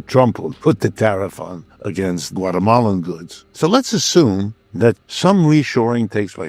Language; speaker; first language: English; native; English